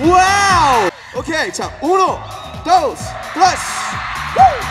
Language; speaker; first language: Spanish; non-native, learner; Korean